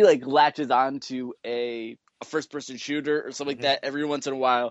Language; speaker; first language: English; native; English